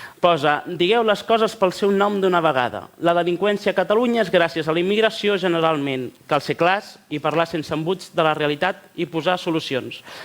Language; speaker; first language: Catalan; early bilingual, other home language; Spanish